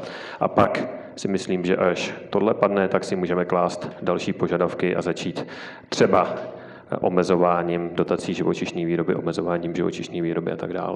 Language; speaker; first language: Czech; native; Czech